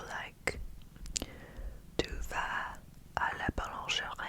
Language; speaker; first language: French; non-native, learner; English